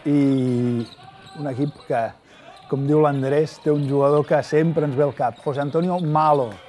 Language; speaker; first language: Catalan; native; Catalan